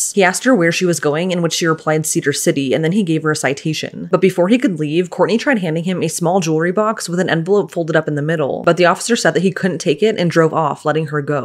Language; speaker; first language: English; native; English